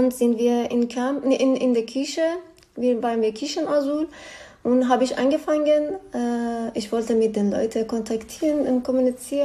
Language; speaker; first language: German; non-native, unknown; Persian